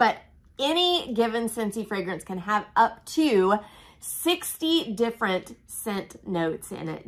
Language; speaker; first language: English; native; English